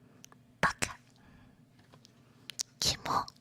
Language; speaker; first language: Japanese; non-native, learner; Chinese